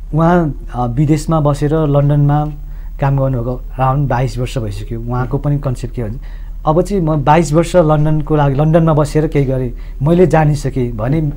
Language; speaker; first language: Nepali; non-native, local second language; Sherpa